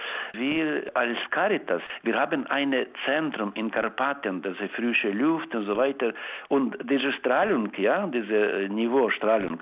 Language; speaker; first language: German; non-native, learner; Ukrainian